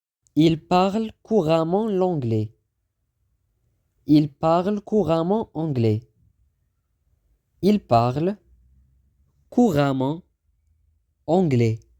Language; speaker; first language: French; non-native, fluent; Arabic